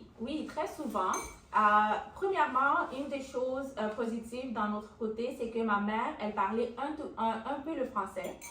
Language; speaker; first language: French; early bilingual, other home language; Urdu